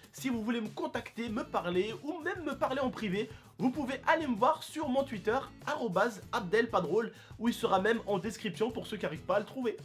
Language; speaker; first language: French; early bilingual, other home language; Arabic